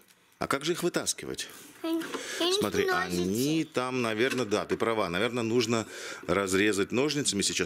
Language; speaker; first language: Russian; native; Russian